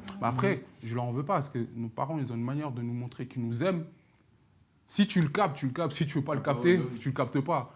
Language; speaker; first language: French; early bilingual, other home language; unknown